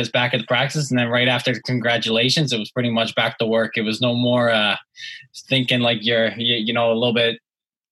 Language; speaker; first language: English; native; English